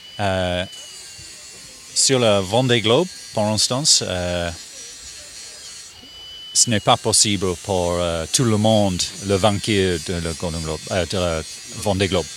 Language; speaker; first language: French; non-native, learner; English